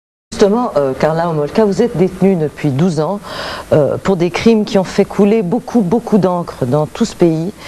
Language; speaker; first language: French; native; French